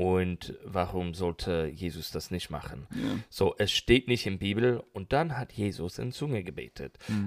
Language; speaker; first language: German; non-native, learner; English